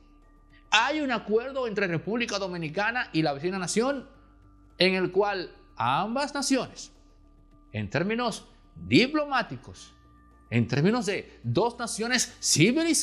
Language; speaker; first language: Spanish; native; Spanish